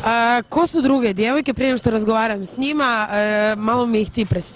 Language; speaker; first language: Croatian; native; Croatian